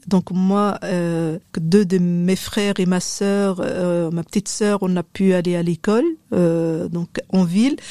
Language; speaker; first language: French; non-native, local second language; Arabic